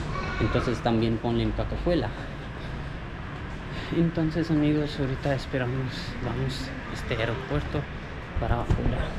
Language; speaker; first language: Spanish; non-native, learner; Punjabi